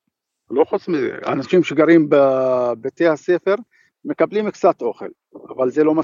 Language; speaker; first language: Hebrew; non-native, fluent; Arabic